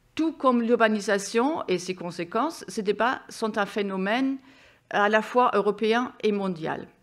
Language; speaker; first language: French; non-native, fluent; German